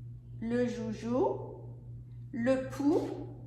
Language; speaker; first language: French; non-native, fluent; English